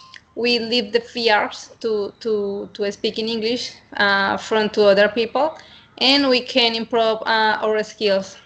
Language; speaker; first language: English; non-native, learner; Spanish